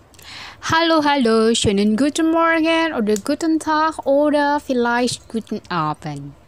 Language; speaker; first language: German; non-native, fluent; Indonesian